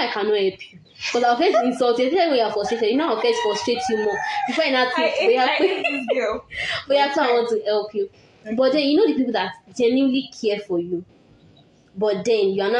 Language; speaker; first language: English; non-native, local second language; Yoruba